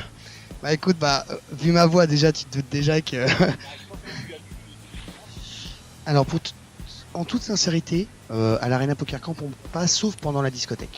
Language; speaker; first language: French; native; French